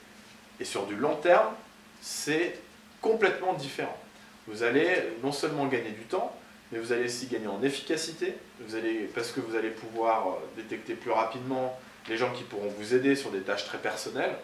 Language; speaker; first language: French; native; French